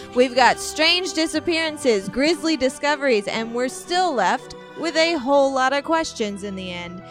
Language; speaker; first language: English; native; English